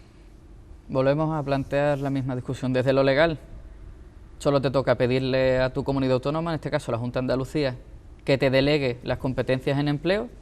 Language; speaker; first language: Spanish; native; Spanish